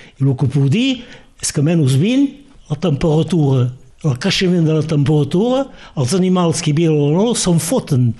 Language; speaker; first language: Catalan; native; Catalan